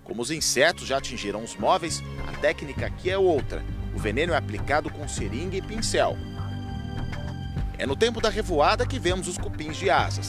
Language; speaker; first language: Portuguese; native; Portuguese